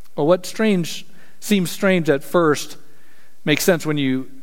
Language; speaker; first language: English; native; English